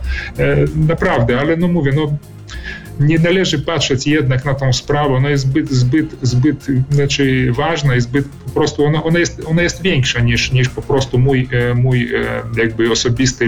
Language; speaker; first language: Polish; early bilingual, heritage; Polish